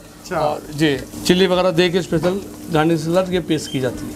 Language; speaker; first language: Hindi; native; Hindi